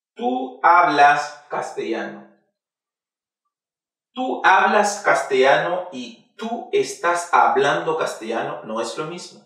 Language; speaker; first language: Spanish; non-native, fluent; Haitian Creole